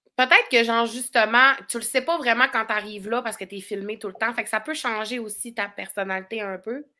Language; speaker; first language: French; native; French